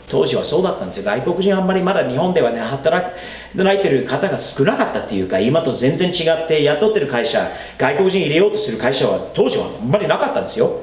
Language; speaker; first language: Japanese; non-native, fluent; English